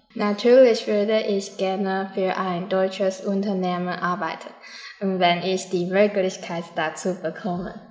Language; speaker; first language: German; non-native, learner; Chinese